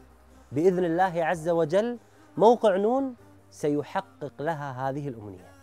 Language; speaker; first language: Arabic; native; Arabic